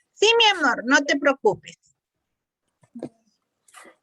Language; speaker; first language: Spanish; native; Spanish